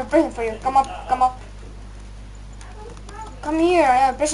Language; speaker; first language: English; non-native, learner; Estonian